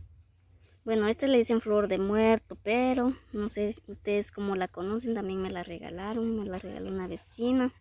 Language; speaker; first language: Spanish; native; Spanish